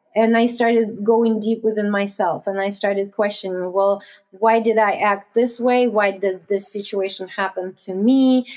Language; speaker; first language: English; non-native, fluent; Russian